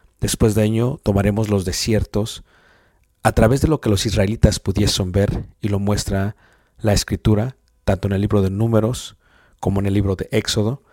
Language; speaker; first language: Spanish; native; Spanish